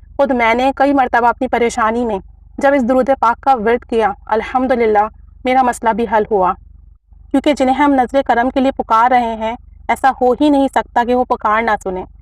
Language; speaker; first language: Urdu; native; Urdu